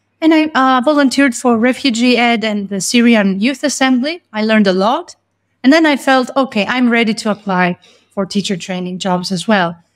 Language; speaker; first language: English; non-native, fluent; Greek